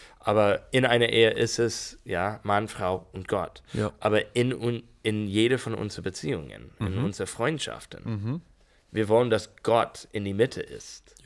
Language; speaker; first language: German; non-native, learner; English